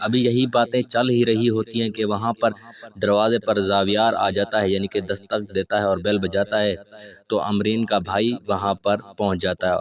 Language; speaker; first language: Urdu; native; Urdu